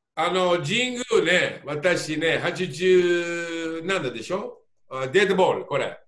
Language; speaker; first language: Japanese; non-native, learner; English